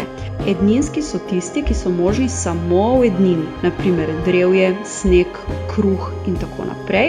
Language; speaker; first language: Slovenian; native; Slovenian